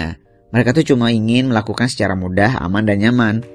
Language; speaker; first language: Indonesian; native; Indonesian